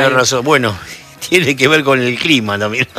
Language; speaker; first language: Spanish; native; Spanish